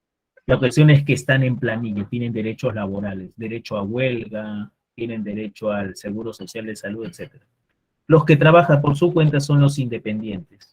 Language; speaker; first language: Spanish; native; Spanish